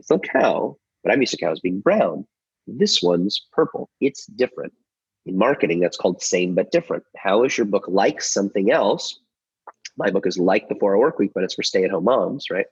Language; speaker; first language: English; native; English